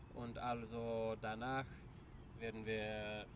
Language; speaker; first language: German; non-native, learner; English